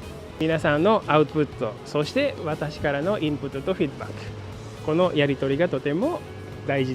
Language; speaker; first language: Japanese; non-native, fluent; Indonesian